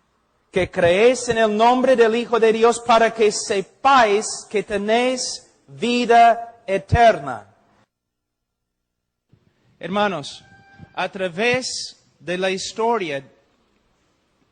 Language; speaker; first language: Spanish; non-native, fluent; English